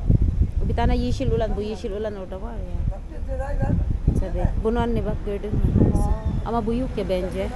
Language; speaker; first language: Turkish; non-native, learner; Filipino